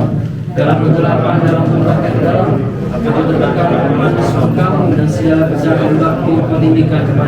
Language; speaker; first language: Indonesian; native; Indonesian